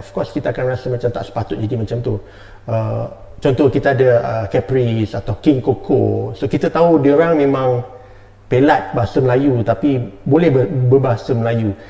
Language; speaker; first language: Malay; native; Malay